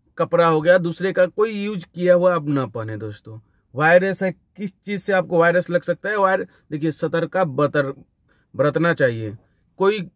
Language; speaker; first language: Hindi; native; Hindi